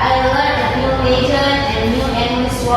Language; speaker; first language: English; non-native, learner; Indonesian